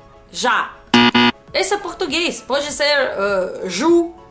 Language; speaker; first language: Portuguese; non-native, learner; Russian